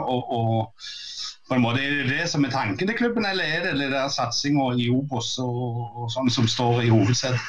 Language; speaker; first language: Norwegian; native; Norwegian